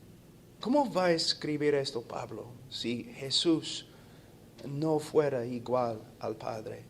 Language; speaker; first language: Spanish; non-native, fluent; English